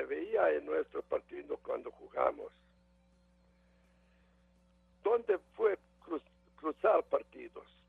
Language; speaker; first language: Spanish; non-native, learner; Serbian